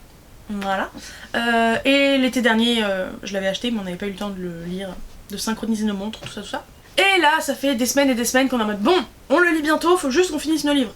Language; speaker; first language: French; native; French